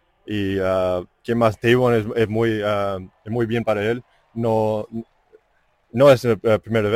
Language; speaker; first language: Spanish; non-native, fluent; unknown